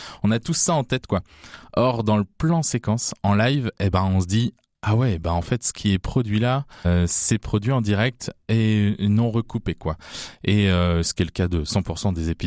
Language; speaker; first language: French; native; French